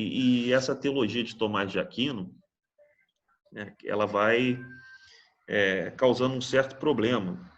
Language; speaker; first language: Portuguese; native; Portuguese